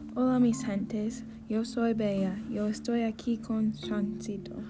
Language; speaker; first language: Spanish; non-native, learner; English